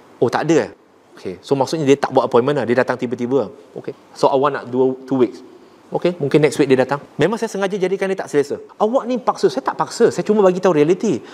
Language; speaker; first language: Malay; non-native, local second language; Chinese